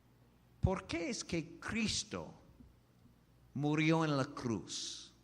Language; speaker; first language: Spanish; non-native, fluent; English